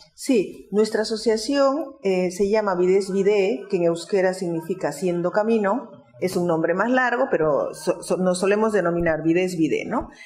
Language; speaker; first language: Spanish; native; Spanish